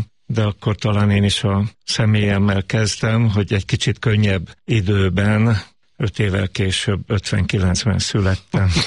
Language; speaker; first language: Hungarian; native; Hungarian